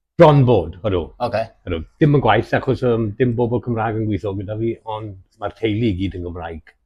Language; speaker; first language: Welsh; native; Welsh